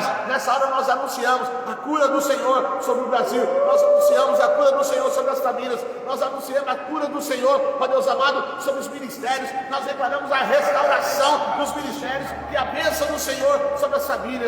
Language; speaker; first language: Portuguese; native; Portuguese